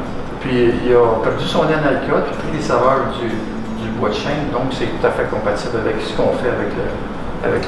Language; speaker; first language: French; native; French